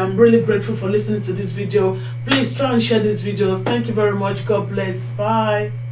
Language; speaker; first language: English; non-native, local second language; Yoruba